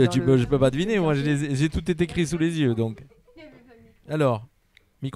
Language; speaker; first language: French; native; French